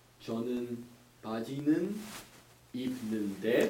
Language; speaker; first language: Korean; non-native, learner; English